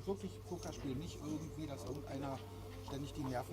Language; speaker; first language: German; native; German